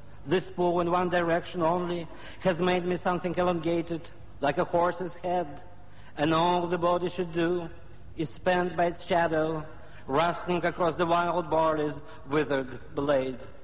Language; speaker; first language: English; non-native, fluent; Russian